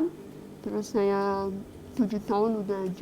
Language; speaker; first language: Indonesian; non-native, fluent; Persian